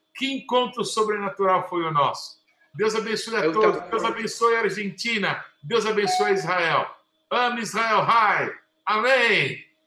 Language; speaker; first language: Portuguese; native; Portuguese